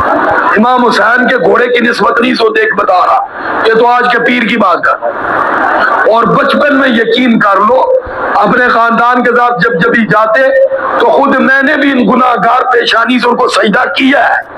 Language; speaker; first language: Urdu; native; Urdu